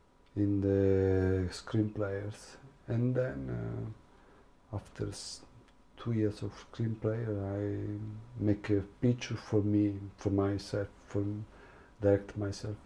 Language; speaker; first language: English; non-native, learner; Italian